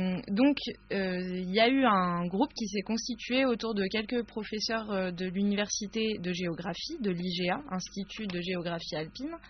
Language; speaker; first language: French; native; French